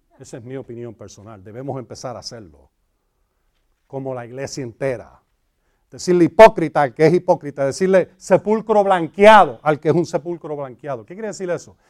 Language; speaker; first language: Spanish; early bilingual, heritage; Spanish